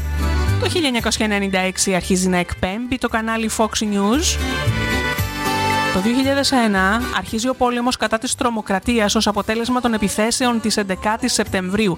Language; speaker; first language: Greek; native; Greek